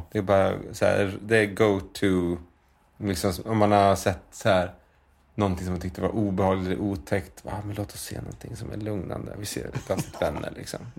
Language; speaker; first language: Swedish; native; Swedish